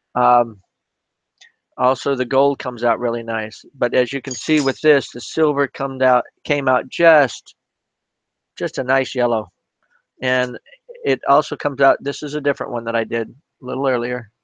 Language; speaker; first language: English; native; English